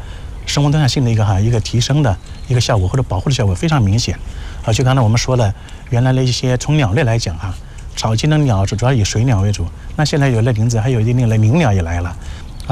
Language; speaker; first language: Chinese; native; Chinese